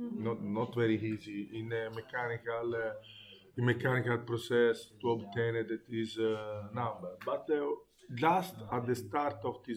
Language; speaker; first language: English; non-native, learner; Italian